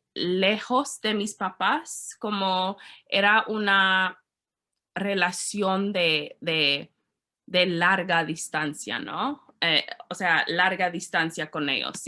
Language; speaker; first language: Spanish; non-native, learner; English